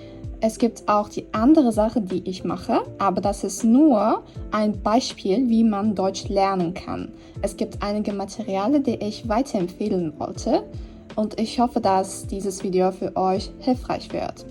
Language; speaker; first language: German; non-native, fluent; Turkish